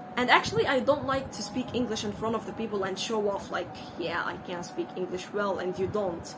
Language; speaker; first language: English; non-native, learner; Arabic